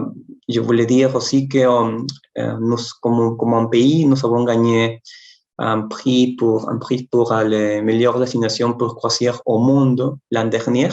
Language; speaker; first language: French; non-native, fluent; Spanish